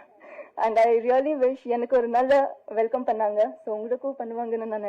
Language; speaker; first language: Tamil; non-native, fluent; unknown